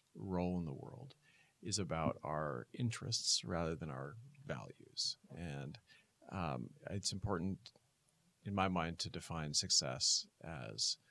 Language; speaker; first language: English; native; English